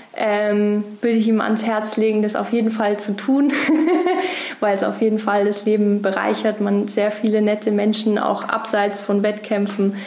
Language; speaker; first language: German; native; German